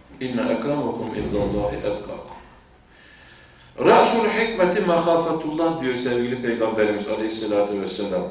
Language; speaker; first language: Turkish; native; Turkish